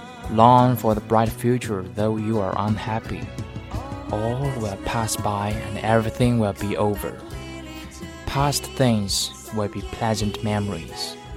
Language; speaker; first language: English; non-native, fluent; Chinese